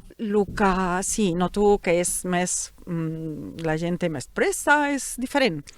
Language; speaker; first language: Catalan; early bilingual, heritage; Catalan